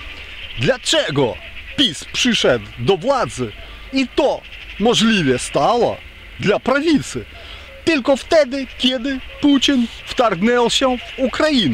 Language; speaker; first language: Polish; non-native, fluent; Ukrainian